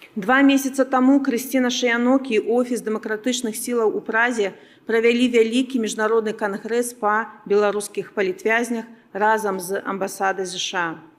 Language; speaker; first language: Belarusian; non-native, local second language; Russian